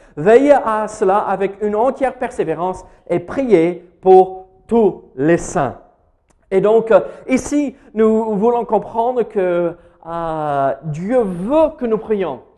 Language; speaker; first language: French; non-native, fluent; English